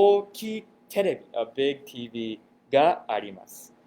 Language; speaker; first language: Japanese; non-native, fluent; English